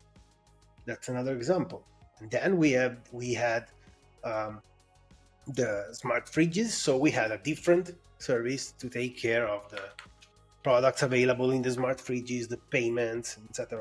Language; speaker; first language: English; non-native, fluent; Italian